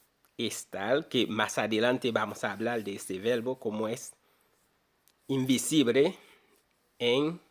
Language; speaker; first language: Spanish; non-native, fluent; Haitian Creole